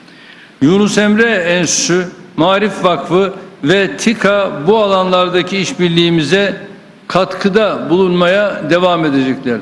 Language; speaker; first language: Turkish; native; Turkish